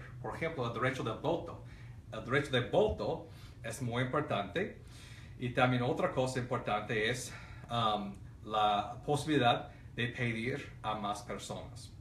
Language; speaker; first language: Spanish; non-native, fluent; English